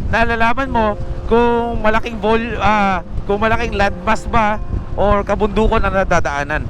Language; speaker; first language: Filipino; native; Filipino